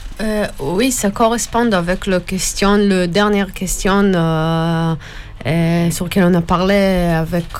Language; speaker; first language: French; non-native, learner; Hebrew